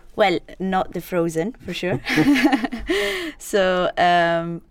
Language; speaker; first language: English; non-native, fluent; Italian